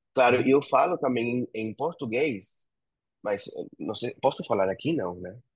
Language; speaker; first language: Portuguese; non-native, fluent; Spanish